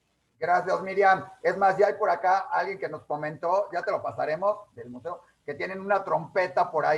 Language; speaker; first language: Spanish; native; Spanish